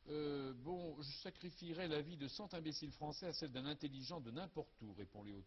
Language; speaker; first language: French; native; French